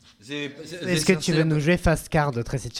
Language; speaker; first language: French; native; French